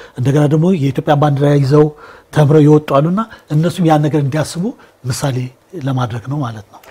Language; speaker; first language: Amharic; native; Amharic